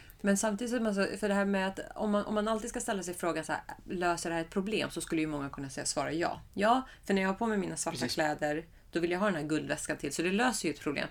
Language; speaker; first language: Swedish; early bilingual, other home language; Persian